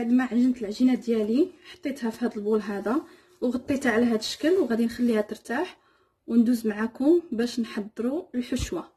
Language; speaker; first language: Arabic; native; Arabic